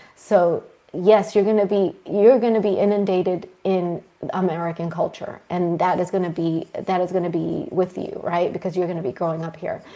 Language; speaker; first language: English; early bilingual, other home language; Spanish